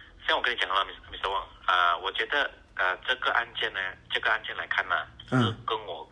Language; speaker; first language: Chinese; native; Chinese